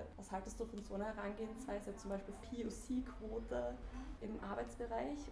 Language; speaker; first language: German; native; German